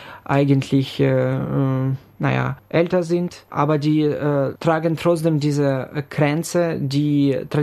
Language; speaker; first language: German; non-native, fluent; Ukrainian